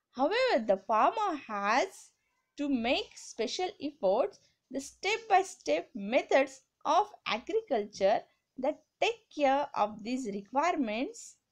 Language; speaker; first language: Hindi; non-native, local second language; Marathi